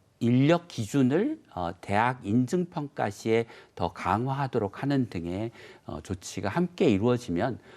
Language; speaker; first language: Korean; native; Korean